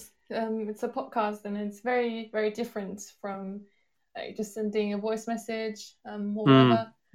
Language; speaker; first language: English; non-native, fluent; Chinese